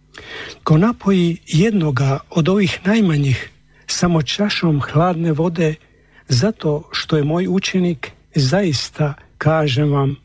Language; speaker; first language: Croatian; native; Croatian